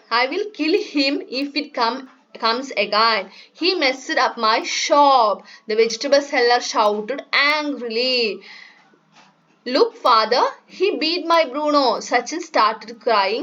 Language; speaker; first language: English; non-native, local second language; Malayalam